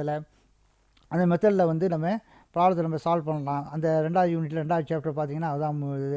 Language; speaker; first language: Tamil; native; Tamil